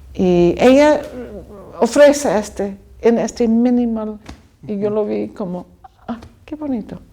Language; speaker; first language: Spanish; non-native, learner; English